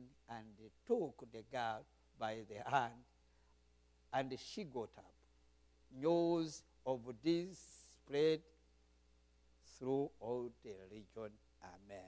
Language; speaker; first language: English; non-native, local second language; Kinyarwanda